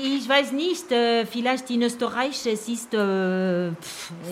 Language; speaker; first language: German; non-native, learner; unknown